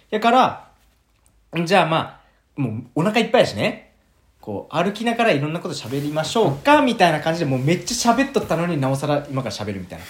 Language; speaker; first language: Japanese; native; Japanese